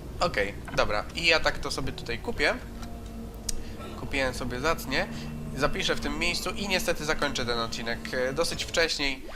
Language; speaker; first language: Polish; native; Polish